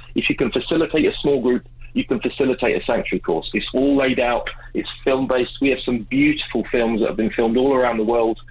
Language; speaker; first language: English; native; English